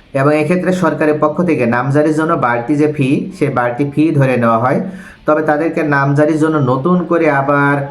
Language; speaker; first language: Bangla; native; Bangla